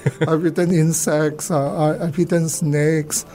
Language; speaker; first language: English; non-native, local second language; Cantonese